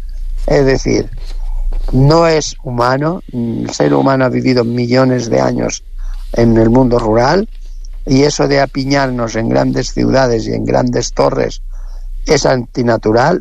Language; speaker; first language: Spanish; native; Spanish